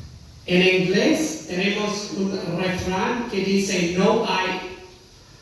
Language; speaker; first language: Spanish; non-native, fluent; English